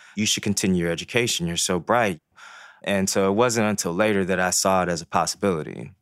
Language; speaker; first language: English; early bilingual, other home language; Haitian Creole